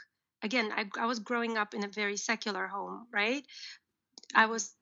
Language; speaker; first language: English; early bilingual, other home language; Uzbek